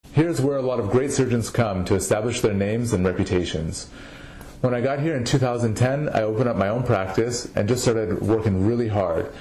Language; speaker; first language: English; native; English